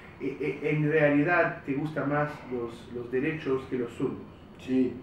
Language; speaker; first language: Spanish; non-native, fluent; French